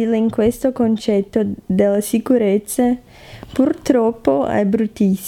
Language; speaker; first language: Italian; non-native, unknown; Portuguese